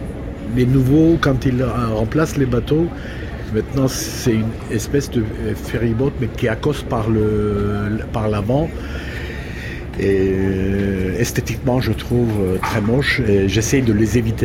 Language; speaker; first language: French; non-native, fluent; Turkish